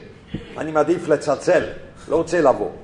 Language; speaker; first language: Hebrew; non-native, fluent; English